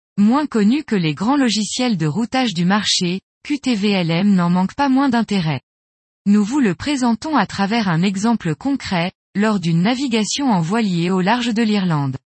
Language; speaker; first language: French; native; French